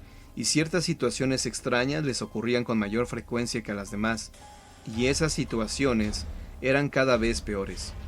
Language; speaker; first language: Spanish; native; Spanish